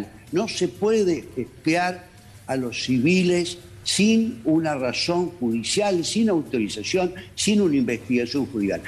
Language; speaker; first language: Spanish; native; Spanish